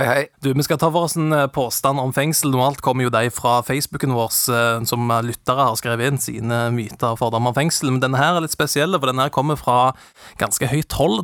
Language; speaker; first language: Norwegian; native; Norwegian